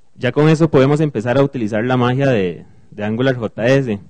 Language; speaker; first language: Spanish; native; Spanish